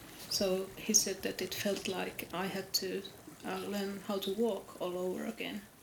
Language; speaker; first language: English; non-native, fluent; Finnish